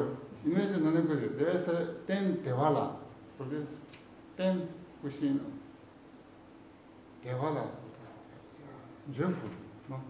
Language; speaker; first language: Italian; non-native, learner; Tibetan